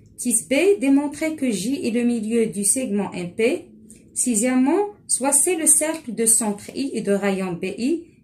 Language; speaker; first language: French; non-native, local second language; Arabic